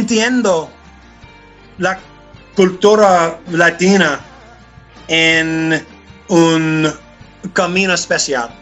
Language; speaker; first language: Spanish; non-native, learner; English